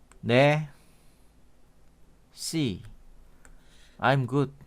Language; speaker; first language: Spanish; non-native, learner; Korean